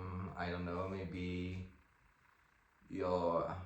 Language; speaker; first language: English; non-native, fluent; French